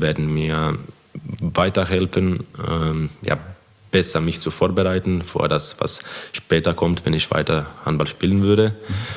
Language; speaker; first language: German; non-native, fluent; Croatian